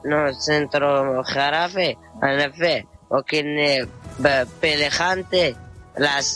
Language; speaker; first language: Spanish; non-native, learner; Arabic